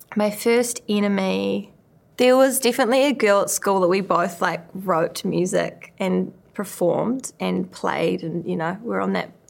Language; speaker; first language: English; native; English